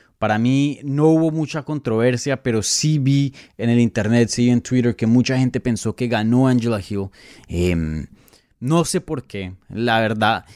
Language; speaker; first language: Spanish; native; Spanish